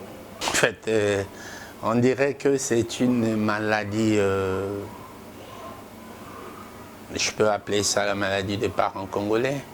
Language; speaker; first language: French; non-native, local second language; Lingala